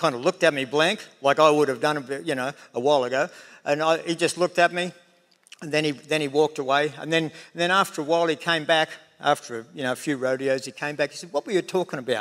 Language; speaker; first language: English; native; English